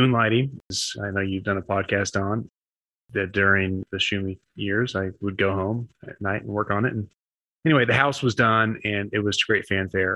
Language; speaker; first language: English; native; English